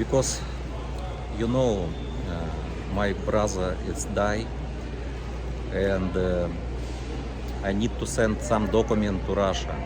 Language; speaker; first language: English; non-native, learner; Russian